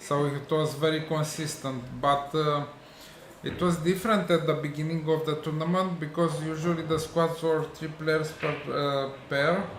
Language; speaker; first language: English; non-native, learner; Romanian